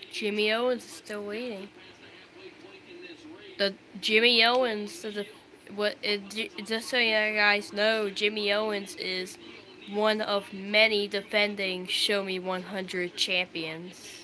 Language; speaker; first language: English; native; English